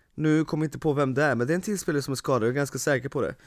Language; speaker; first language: Swedish; non-native, fluent; Serbian